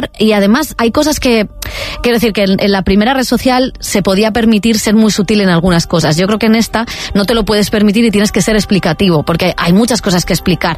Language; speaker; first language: Spanish; native; Spanish